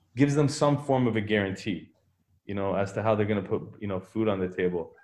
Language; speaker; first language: English; native; English